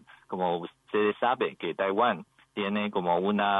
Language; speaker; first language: Spanish; non-native, learner; Chinese